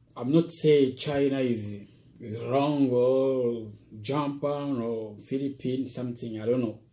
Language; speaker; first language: English; non-native, learner; Lingala